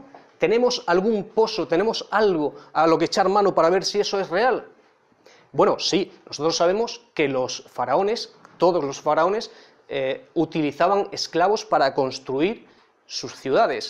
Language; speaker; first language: Spanish; native; Spanish